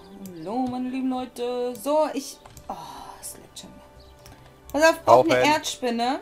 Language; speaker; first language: German; native; German